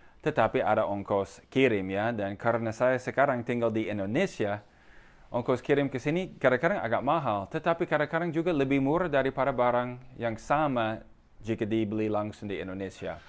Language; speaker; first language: Indonesian; non-native, fluent; English